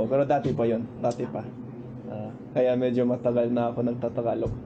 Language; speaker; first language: Filipino; non-native, fluent; English